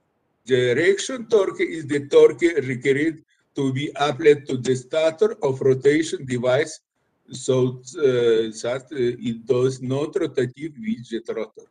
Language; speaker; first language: English; non-native, learner; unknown